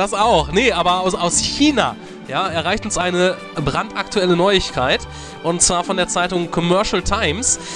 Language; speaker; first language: German; native; German